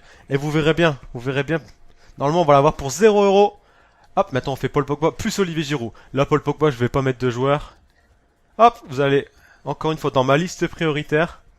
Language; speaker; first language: French; native; French